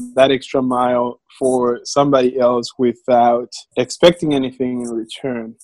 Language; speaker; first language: English; non-native, local second language; Kinyarwanda